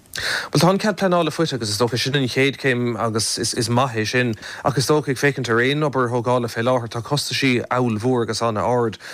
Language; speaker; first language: Irish; native; Irish